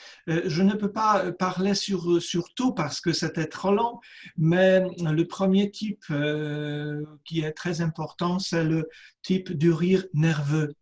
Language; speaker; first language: French; non-native, fluent; Polish